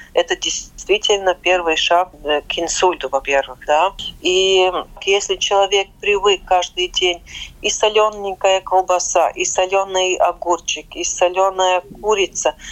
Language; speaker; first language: Russian; non-native, local second language; Latvian